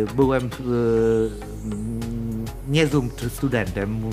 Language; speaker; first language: Polish; non-native, fluent; Vietnamese